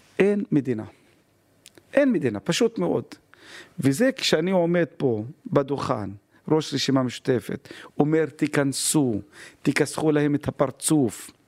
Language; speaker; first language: Hebrew; non-native, local second language; Arabic